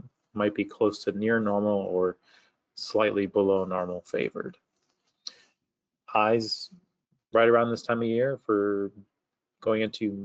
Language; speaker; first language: English; native; English